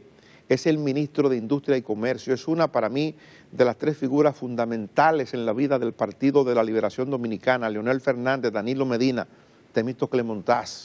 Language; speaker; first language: Spanish; native; Spanish